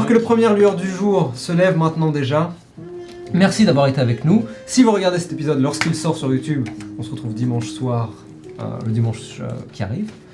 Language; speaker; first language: French; native; French